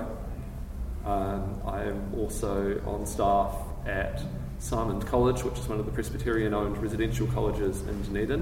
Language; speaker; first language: English; native; English